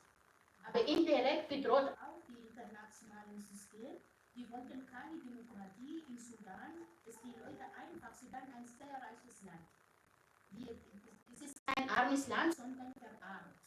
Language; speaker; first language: German; non-native, fluent; Arabic